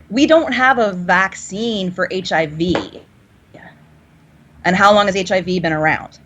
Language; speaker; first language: English; native; English